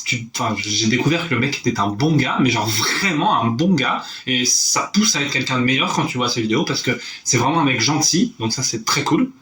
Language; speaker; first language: French; native; French